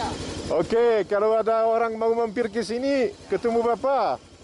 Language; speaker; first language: Indonesian; non-native, learner; French